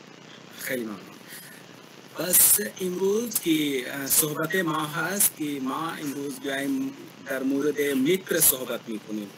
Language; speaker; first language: Persian; non-native, learner; Hindi